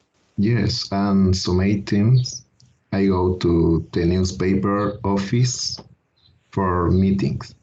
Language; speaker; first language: English; non-native, learner; Spanish